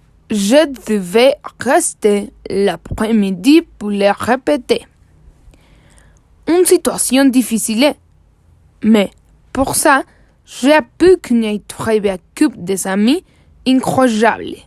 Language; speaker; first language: French; non-native, learner; Spanish